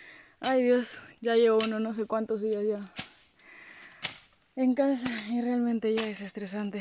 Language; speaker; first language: Spanish; native; Spanish